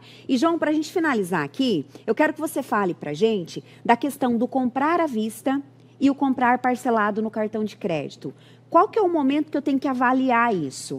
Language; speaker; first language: Portuguese; native; Portuguese